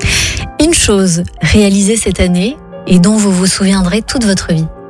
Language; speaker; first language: French; native; French